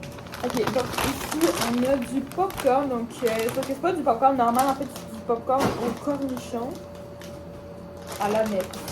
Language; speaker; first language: French; native; French